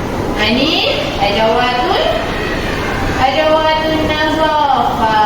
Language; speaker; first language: Arabic; non-native, learner; Malay